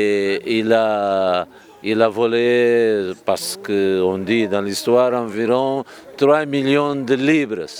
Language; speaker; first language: French; non-native, fluent; Kabuverdianu